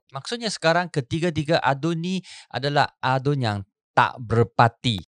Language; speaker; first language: Malay; non-native, local second language; Chinese